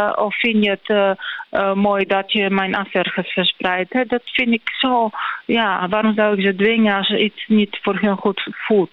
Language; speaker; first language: Dutch; non-native, fluent; Bulgarian